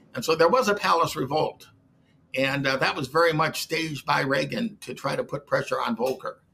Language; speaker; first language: English; native; English